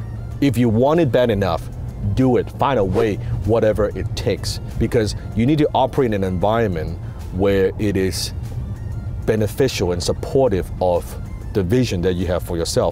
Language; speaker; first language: English; non-native, local second language; Cantonese